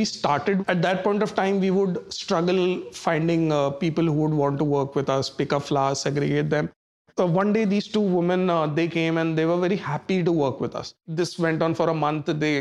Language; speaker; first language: English; non-native, local second language; Hindi